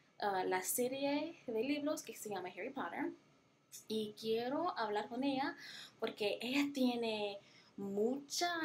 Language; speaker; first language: Spanish; non-native, learner; English